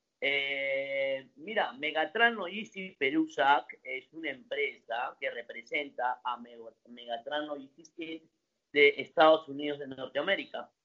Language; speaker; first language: Spanish; native; Spanish